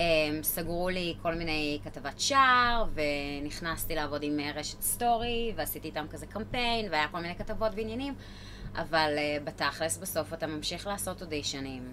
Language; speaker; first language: Hebrew; native; Hebrew